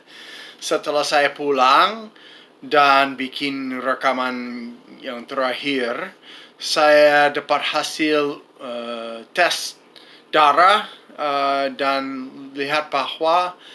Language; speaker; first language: Indonesian; non-native, fluent; English